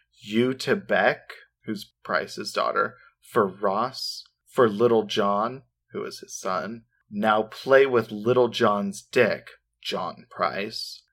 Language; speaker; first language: English; native; English